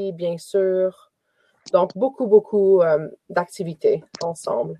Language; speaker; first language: French; native; French